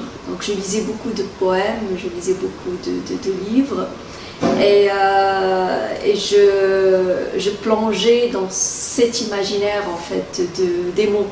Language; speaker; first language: French; non-native, local second language; Arabic